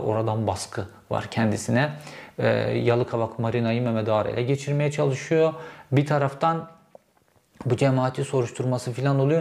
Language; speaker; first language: Turkish; native; Turkish